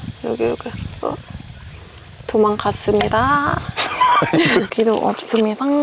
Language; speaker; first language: Korean; non-native, learner; Thai